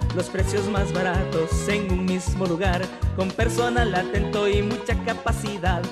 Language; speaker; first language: Spanish; native; Spanish